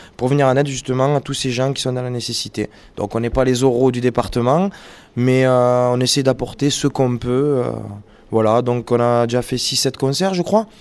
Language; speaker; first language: French; native; French